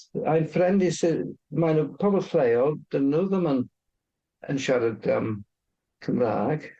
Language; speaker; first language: Welsh; non-native, fluent; English